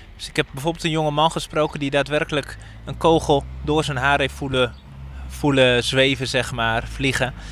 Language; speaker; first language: Dutch; native; Dutch